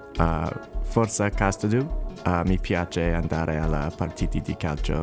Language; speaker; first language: Italian; non-native, learner; English